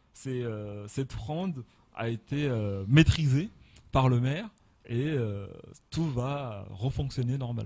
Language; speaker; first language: French; non-native, local second language; Comorian